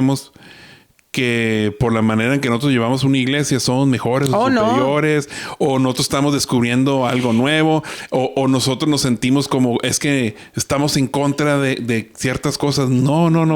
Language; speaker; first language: Spanish; native; Spanish